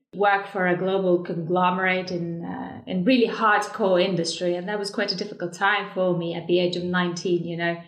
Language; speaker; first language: English; non-native, fluent; Estonian